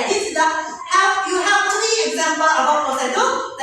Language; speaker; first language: English; non-native, learner; Indonesian